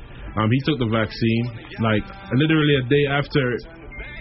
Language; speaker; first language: English; native; English